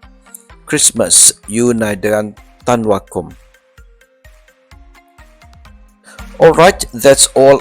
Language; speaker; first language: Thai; non-native, learner; English